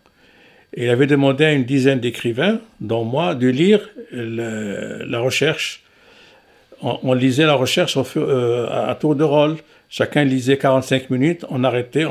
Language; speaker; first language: French; non-native, local second language; Arabic